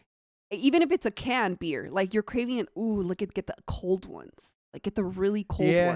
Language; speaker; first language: English; native; English